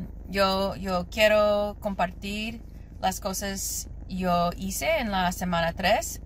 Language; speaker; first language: Spanish; non-native, learner; English